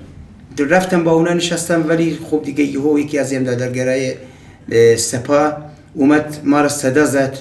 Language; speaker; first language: Persian; native; Persian